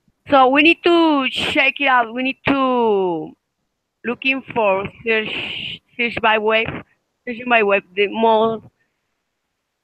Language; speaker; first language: English; non-native, fluent; Spanish